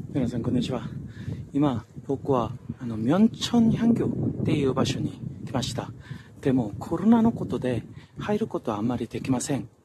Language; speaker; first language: Japanese; non-native, fluent; Korean